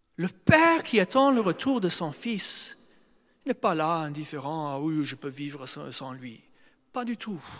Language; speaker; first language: French; non-native, fluent; English